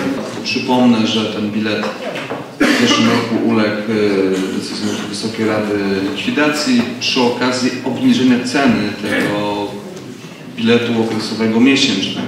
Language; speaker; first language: Polish; native; Polish